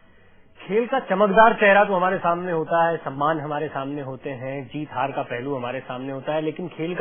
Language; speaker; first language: Hindi; native; Hindi